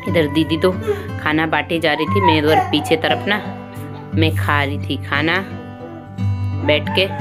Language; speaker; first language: Hindi; native; Hindi